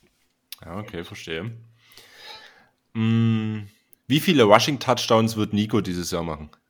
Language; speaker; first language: German; native; German